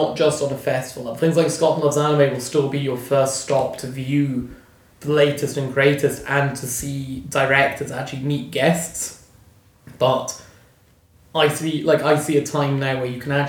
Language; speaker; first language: English; native; English